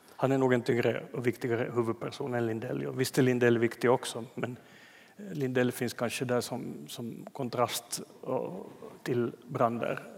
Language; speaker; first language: Swedish; native; Swedish